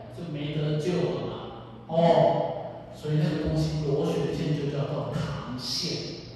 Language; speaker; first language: Chinese; native; Chinese